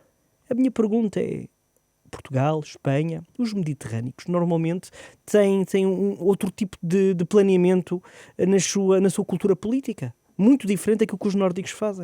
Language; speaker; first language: Portuguese; native; Portuguese